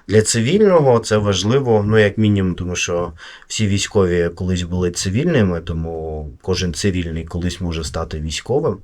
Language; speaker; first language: Ukrainian; non-native, local second language; Russian